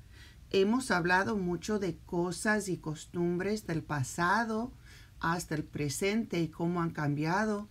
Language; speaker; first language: Spanish; early bilingual, heritage; Spanish